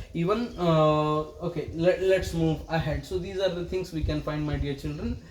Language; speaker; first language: English; non-native, local second language; Kannada